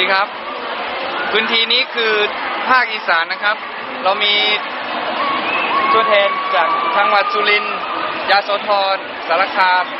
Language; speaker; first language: Thai; non-native, fluent; English